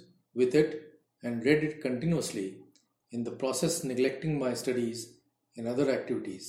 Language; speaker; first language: English; non-native, local second language; Hindi